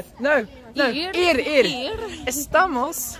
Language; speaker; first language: Spanish; non-native, learner; English